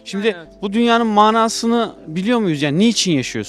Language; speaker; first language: Turkish; native; Turkish